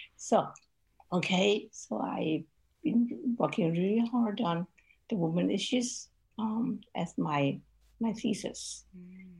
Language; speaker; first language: English; non-native, local second language; Cantonese